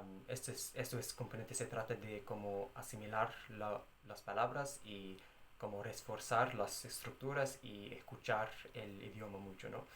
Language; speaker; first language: Spanish; non-native, fluent; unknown